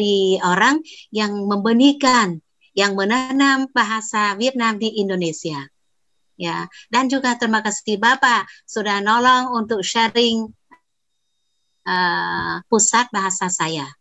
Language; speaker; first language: Indonesian; non-native, fluent; Vietnamese